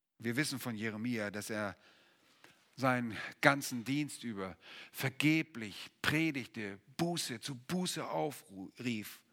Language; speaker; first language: German; native; German